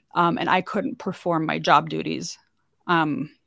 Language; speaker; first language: English; native; English